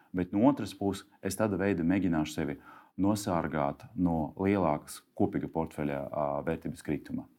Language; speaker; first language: Latvian; non-native, local second language; Russian